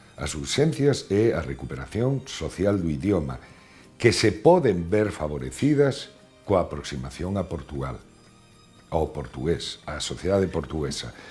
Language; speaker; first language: Galician; non-native, local second language; Spanish